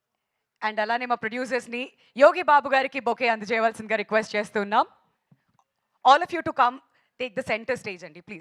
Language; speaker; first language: Telugu; native; Telugu